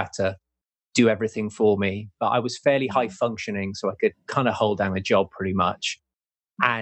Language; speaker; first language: English; native; English